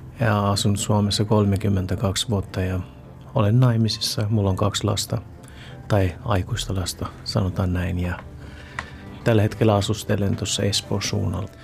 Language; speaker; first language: Finnish; non-native, fluent; Urdu